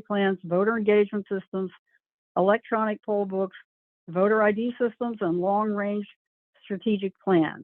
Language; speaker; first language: English; native; English